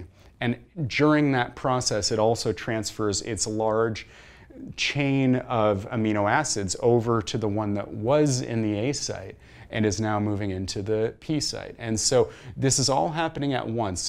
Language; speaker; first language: English; native; English